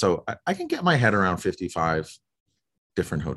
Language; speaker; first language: English; native; English